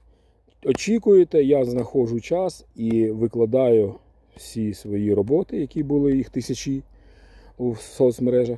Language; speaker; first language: Ukrainian; non-native, local second language; Russian